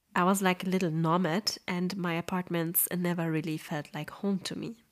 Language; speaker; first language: English; non-native, fluent; Polish